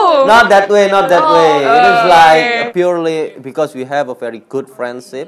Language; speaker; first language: English; non-native, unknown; Indonesian